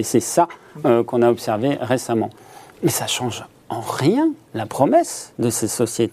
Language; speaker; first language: French; native; French